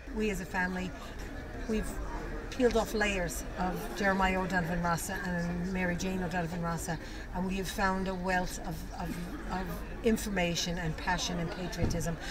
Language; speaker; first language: English; native; English